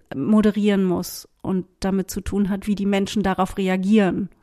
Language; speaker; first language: German; native; German